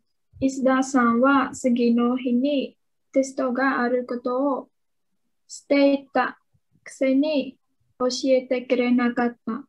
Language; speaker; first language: Japanese; non-native, learner; Khmer